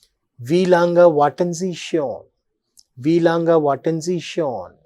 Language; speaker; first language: German; non-native, fluent; Telugu